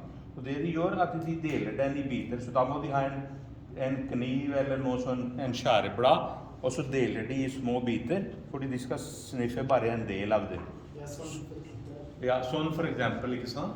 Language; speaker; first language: Norwegian; non-native, fluent; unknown